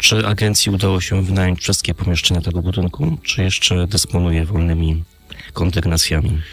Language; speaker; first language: Polish; native; Polish